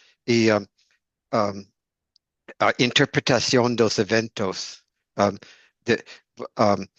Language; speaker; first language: Portuguese; non-native, learner; English